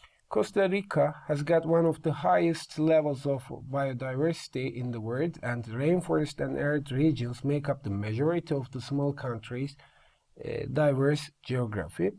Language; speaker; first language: English; non-native, fluent; Turkish